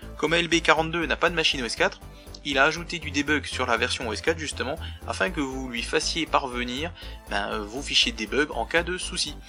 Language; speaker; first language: French; native; French